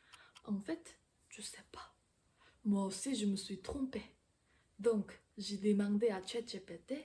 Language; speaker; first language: French; non-native, fluent; Korean